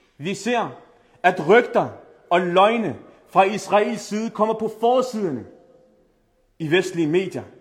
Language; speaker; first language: Danish; early bilingual, other home language; Arabic